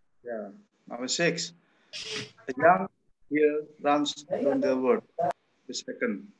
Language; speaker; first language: English; non-native, learner; Indonesian